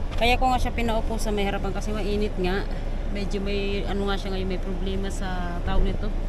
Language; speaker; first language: Filipino; native; Filipino